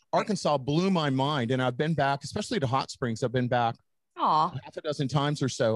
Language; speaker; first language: English; native; English